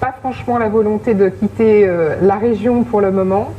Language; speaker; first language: French; native; French